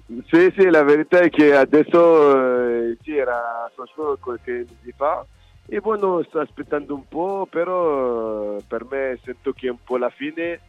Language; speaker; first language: Italian; non-native, fluent; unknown